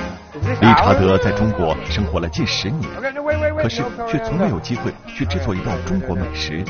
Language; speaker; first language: Chinese; native; Chinese